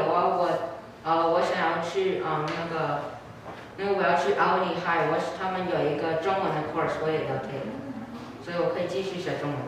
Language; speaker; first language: Chinese; non-native, learner; English